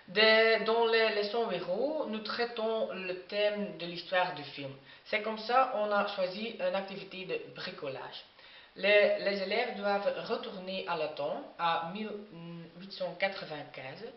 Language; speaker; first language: French; non-native, learner; Dutch